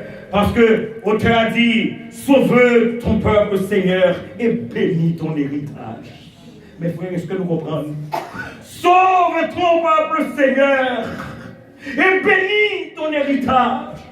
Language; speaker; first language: French; non-native, local second language; Haitian Creole